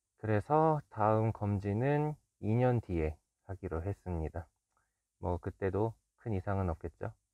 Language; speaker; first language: Korean; native; Korean